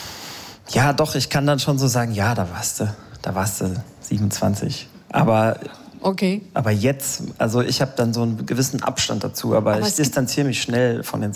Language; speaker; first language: German; native; German